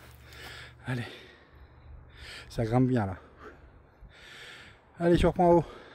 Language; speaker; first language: French; native; French